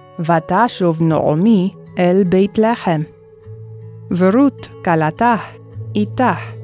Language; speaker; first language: Hebrew; non-native, fluent; English